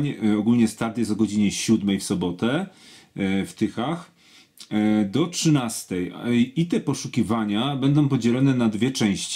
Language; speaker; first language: Polish; native; Polish